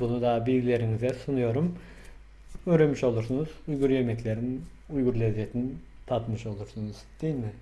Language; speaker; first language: Turkish; non-native, fluent; Mongolian